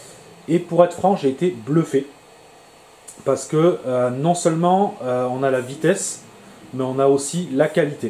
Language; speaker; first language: French; native; French